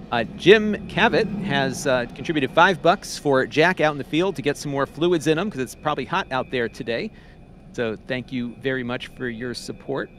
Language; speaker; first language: English; native; English